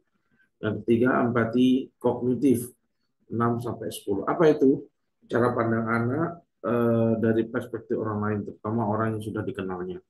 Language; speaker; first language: Indonesian; native; Indonesian